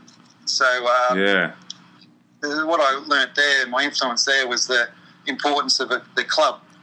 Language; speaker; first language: English; native; English